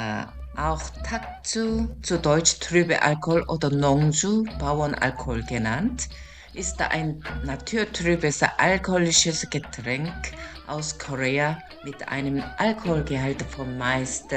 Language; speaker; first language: German; non-native, fluent; Korean